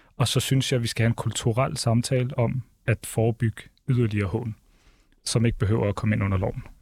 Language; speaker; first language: Danish; early bilingual, other home language; Arabic